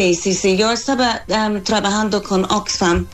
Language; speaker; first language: Spanish; non-native, fluent; English